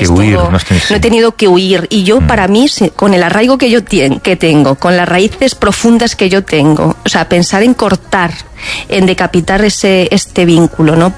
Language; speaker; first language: Spanish; native; Spanish